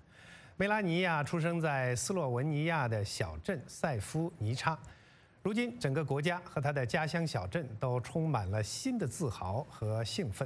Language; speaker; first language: Chinese; native; Chinese